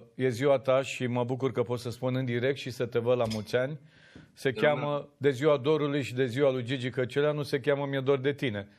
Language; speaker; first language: Romanian; native; Romanian